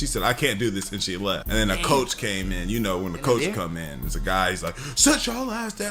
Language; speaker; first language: English; native; English